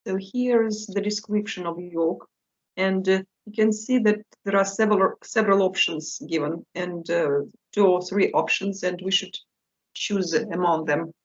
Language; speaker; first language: English; non-native, fluent; Russian